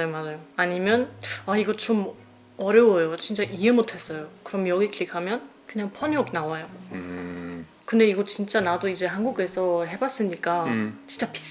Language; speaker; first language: Korean; non-native, fluent; German